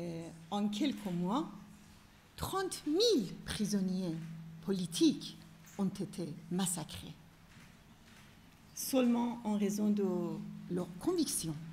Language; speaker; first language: French; non-native, fluent; Persian